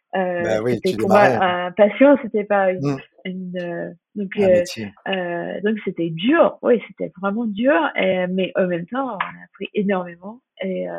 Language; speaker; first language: French; non-native, fluent; English